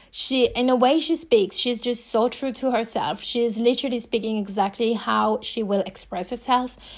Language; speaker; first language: English; non-native, fluent; French